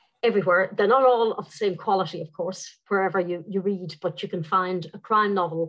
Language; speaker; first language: English; non-native, local second language; Irish